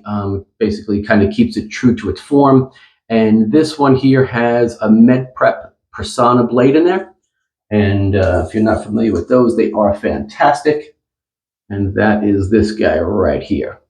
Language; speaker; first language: English; native; English